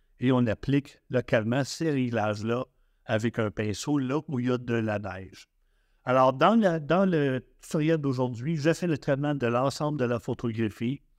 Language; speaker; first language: French; native; French